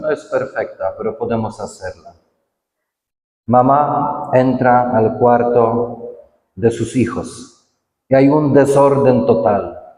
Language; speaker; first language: Spanish; non-native, fluent; Polish